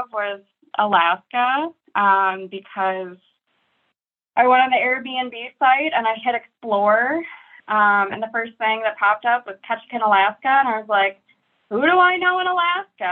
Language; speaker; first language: English; native; English